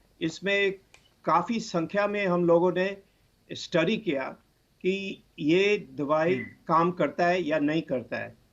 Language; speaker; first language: Hindi; non-native, local second language; Bangla